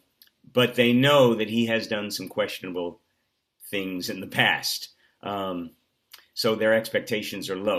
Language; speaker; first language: English; native; English